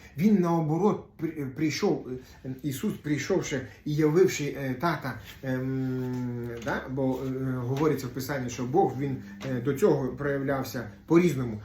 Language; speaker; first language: Ukrainian; non-native, local second language; Russian